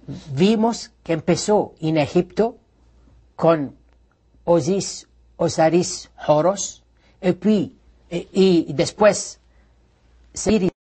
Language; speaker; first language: Spanish; non-native, learner; Arabic